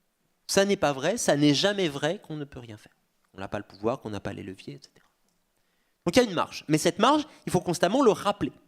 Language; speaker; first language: French; native; French